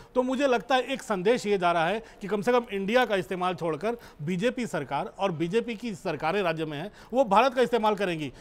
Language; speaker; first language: Hindi; native; Hindi